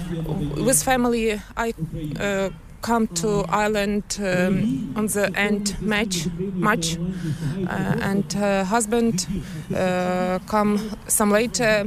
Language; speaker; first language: English; non-native, learner; Ukrainian